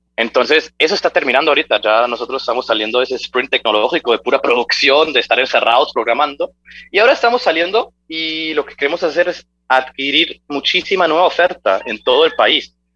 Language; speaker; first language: Spanish; early bilingual, heritage; Spanish